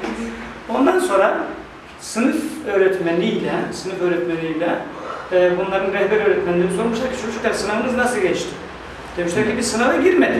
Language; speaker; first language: Turkish; native; Turkish